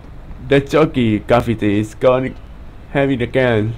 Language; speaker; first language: English; non-native, learner; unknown